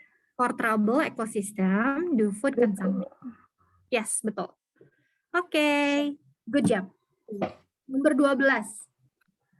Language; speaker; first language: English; non-native, learner; Indonesian